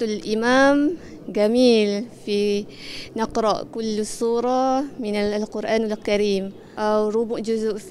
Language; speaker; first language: Arabic; non-native, learner; Malay